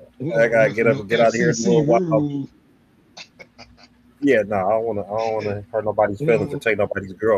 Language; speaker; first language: English; native; English